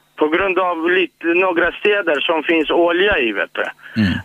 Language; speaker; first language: Swedish; non-native, fluent; Arabic